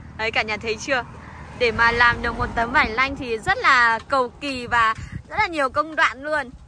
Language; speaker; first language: Vietnamese; non-native, local second language; Hmong